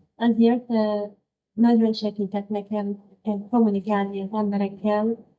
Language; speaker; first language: Hungarian; non-native, learner; Persian